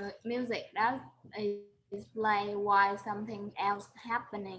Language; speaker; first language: English; non-native, learner; Vietnamese